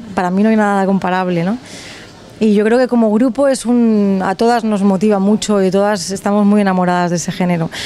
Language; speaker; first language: Spanish; native; Spanish